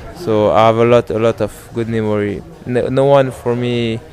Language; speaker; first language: English; non-native, fluent; French